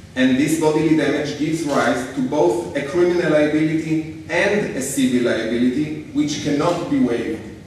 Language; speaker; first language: English; non-native, fluent; Hebrew